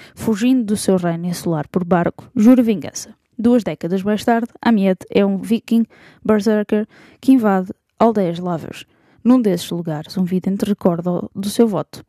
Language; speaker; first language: Portuguese; native; Portuguese